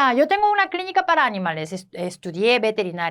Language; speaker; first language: Spanish; non-native, fluent; Korean